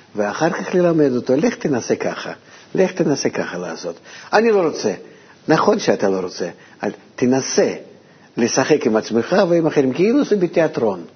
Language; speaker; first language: Hebrew; non-native, fluent; Russian